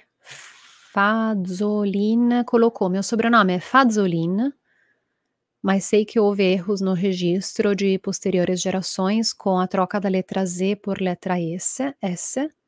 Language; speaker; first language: Portuguese; non-native, fluent; Italian